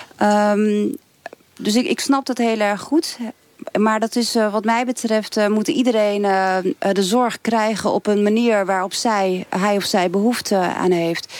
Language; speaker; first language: Dutch; early bilingual, other home language; Turkish